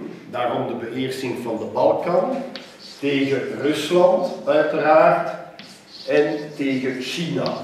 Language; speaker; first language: Dutch; non-native, local second language; French